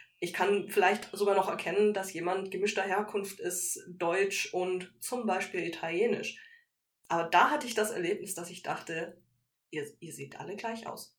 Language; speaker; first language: German; native; German